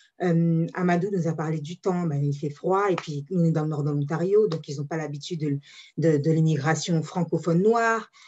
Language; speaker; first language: French; early bilingual, other home language; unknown